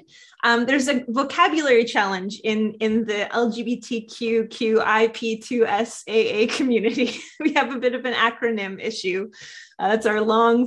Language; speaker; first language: English; native; English